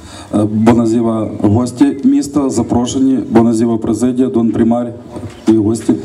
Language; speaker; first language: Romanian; non-native, learner; Ukrainian